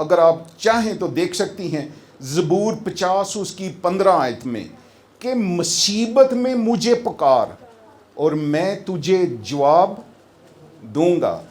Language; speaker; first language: Urdu; non-native, local second language; Punjabi